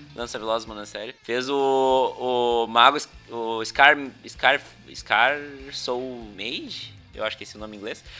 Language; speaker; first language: Portuguese; native; Portuguese